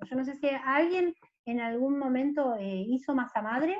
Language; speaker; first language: Spanish; native; Spanish